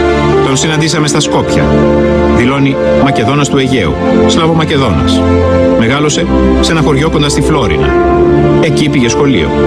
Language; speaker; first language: Greek; native; Greek